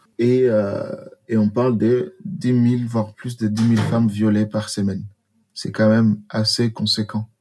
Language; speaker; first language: French; non-native, local second language; Swahili